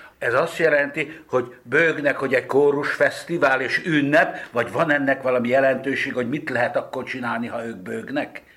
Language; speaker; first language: Hungarian; native; Hungarian